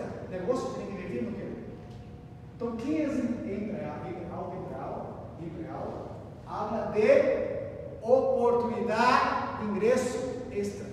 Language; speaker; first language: Spanish; non-native, learner; Portuguese